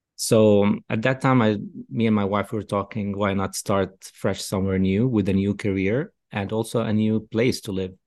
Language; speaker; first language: English; non-native, fluent; Arabic